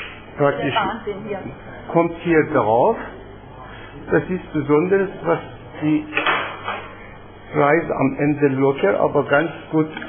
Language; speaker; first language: German; non-native, fluent; Persian